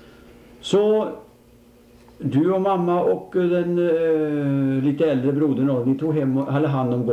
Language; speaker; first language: Swedish; native; Swedish